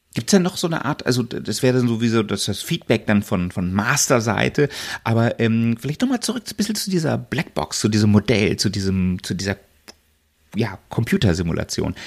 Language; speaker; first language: German; native; German